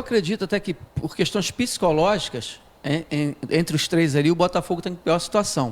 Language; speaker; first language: Portuguese; native; Portuguese